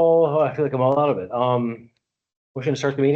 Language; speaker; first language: English; native; English